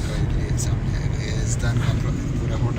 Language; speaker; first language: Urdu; non-native, learner; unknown